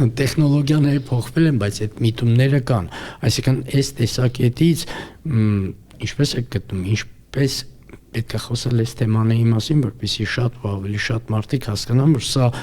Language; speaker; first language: Armenian; native; Armenian